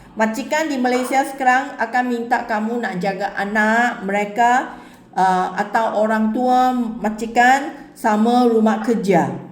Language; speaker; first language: Malay; non-native, local second language; Chinese